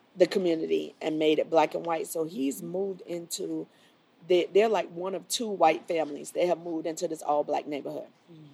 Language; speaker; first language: English; native; English